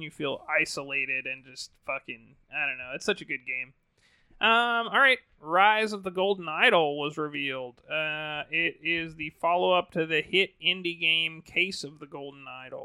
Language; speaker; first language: English; native; English